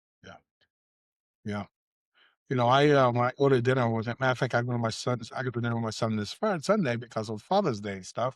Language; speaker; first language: English; native; English